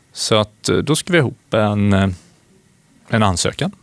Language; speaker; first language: Swedish; native; Swedish